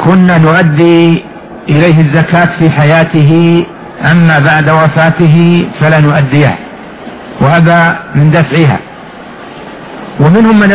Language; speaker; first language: Arabic; native; Arabic